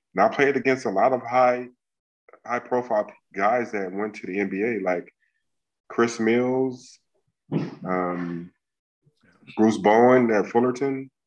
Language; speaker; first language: English; native; English